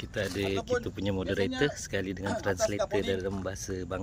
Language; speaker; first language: Malay; native; Malay